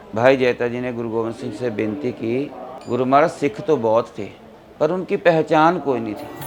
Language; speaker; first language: Hindi; non-native, local second language; Punjabi